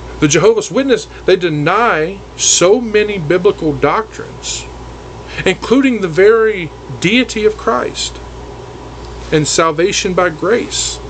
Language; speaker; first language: English; native; English